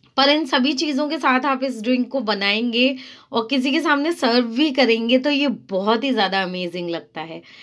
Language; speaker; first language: Hindi; native; Hindi